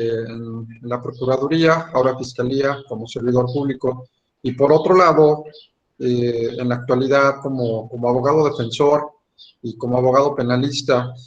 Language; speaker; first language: Spanish; native; Spanish